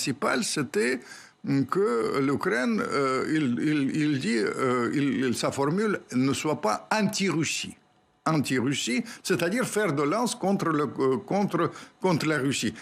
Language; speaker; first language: French; non-native, fluent; Russian